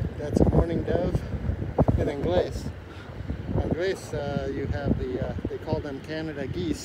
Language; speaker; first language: English; native; English